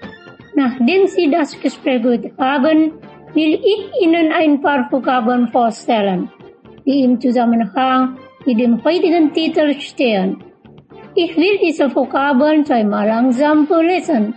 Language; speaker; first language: German; non-native, fluent; Indonesian